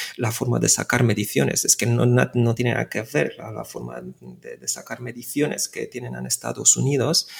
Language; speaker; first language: Spanish; non-native, fluent; Romanian